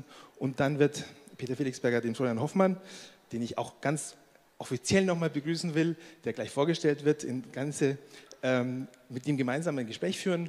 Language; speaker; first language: German; native; German